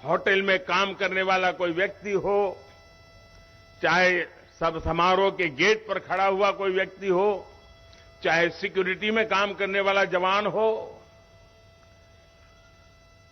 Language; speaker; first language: Hindi; non-native, local second language; Gujarati